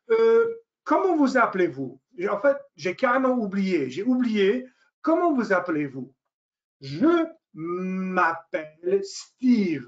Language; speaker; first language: French; non-native, fluent; English